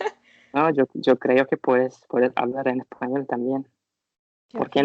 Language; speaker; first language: Spanish; non-native, learner; Turkish